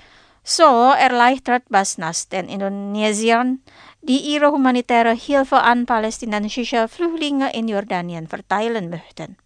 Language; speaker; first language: German; non-native, fluent; Indonesian